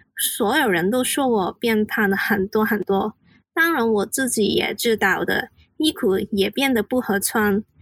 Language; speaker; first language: Chinese; non-native, local second language; Cantonese